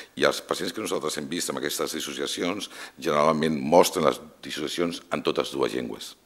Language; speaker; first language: Catalan; non-native, local second language; Spanish